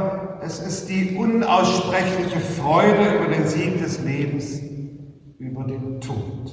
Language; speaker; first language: German; native; German